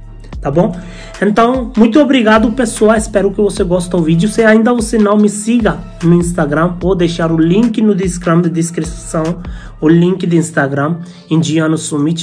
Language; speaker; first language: Portuguese; non-native, learner; Hindi